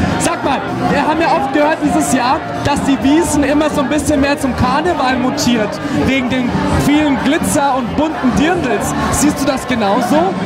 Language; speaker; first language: German; native; German